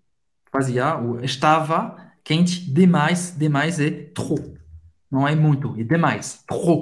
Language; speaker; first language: Portuguese; non-native, fluent; French